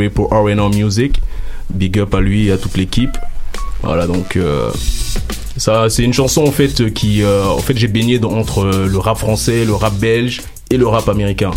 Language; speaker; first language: French; native; French